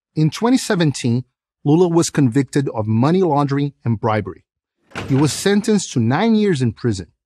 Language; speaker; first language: English; non-native, fluent; Portuguese